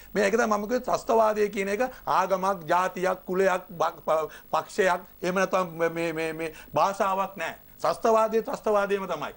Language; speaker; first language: Sinhala; non-native, local second language; Tamil